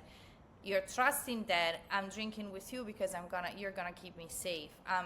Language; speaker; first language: English; non-native, fluent; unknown